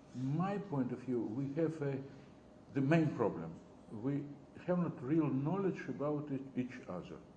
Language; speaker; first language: English; non-native, learner; Russian